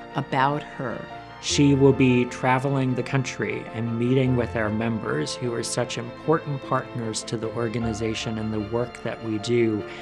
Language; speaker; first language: English; native; English